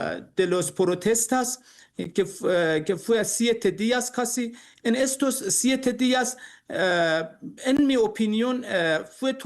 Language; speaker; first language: Spanish; non-native, learner; Persian